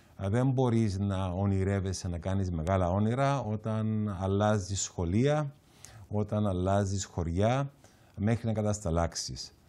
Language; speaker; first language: Greek; native; Greek